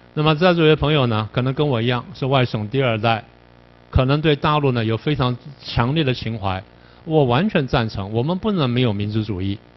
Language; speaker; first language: Chinese; native; Chinese